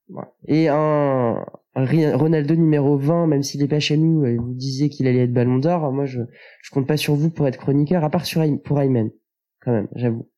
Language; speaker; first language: French; native; French